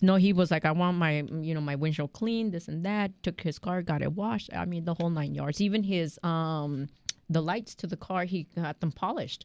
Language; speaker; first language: English; early bilingual, other home language; Spanish